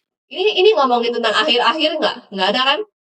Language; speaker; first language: Indonesian; native; Indonesian